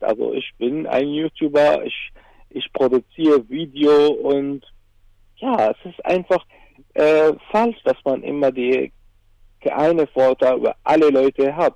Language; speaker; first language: German; non-native, learner; Arabic